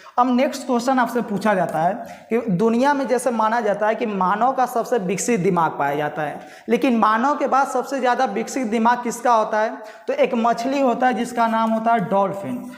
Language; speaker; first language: Hindi; native; Hindi